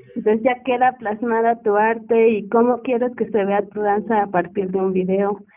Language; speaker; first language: Spanish; native; Spanish